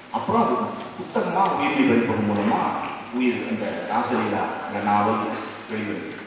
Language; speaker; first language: Tamil; native; Tamil